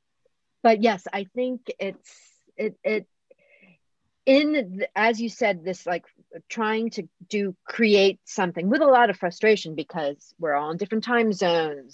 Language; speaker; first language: English; native; English